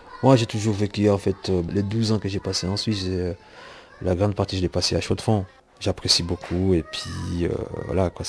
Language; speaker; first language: French; non-native, local second language; Rundi